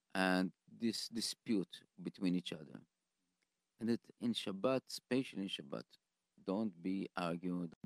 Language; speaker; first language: English; non-native, fluent; Hebrew